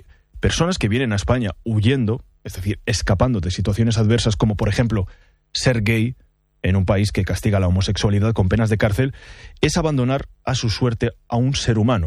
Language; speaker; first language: Spanish; native; Spanish